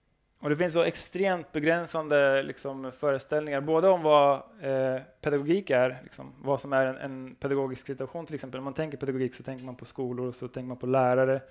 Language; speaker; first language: Swedish; native; Swedish